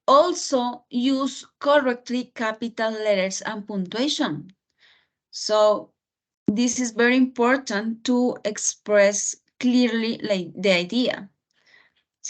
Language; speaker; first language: English; non-native, fluent; Spanish